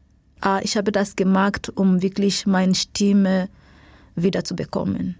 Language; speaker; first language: German; non-native, fluent; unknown